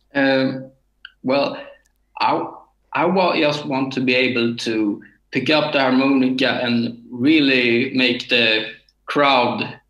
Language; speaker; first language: English; non-native, learner; Swedish